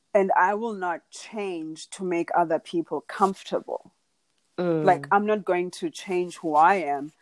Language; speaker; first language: English; non-native, local second language; Xhosa